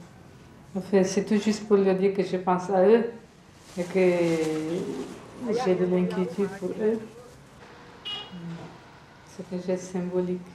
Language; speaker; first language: French; non-native, fluent; Russian